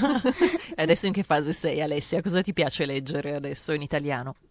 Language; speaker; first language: Italian; native; Italian